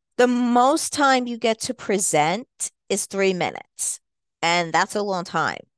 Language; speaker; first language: English; native; English